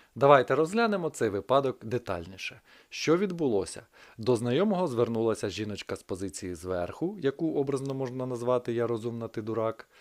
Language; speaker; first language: Ukrainian; native; Ukrainian